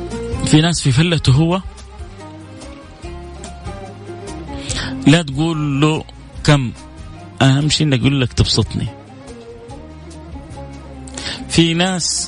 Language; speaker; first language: Arabic; native; Arabic